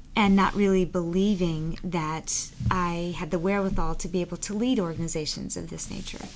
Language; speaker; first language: English; native; English